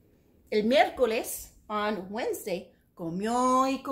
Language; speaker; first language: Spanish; non-native, fluent; English